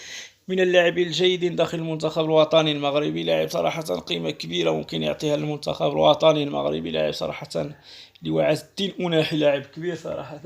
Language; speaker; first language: Arabic; native; Arabic